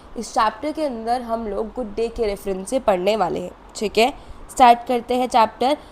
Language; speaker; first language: Hindi; native; Hindi